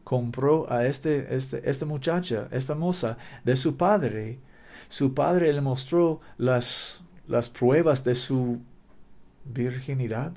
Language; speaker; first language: Spanish; non-native, learner; English